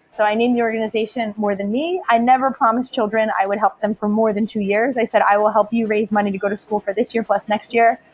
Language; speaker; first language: English; native; English